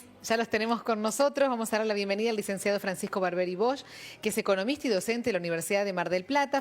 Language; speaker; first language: Spanish; native; Spanish